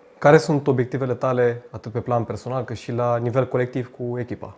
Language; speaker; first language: Romanian; native; Romanian